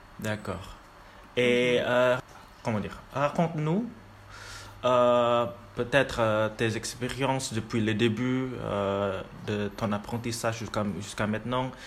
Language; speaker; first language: French; non-native, learner; Indonesian